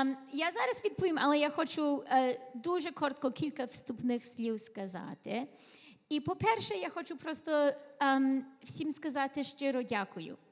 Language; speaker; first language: Ukrainian; early bilingual, heritage; Ukrainian